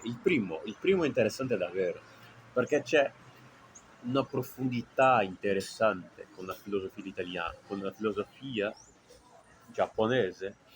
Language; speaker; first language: Italian; non-native, fluent; Portuguese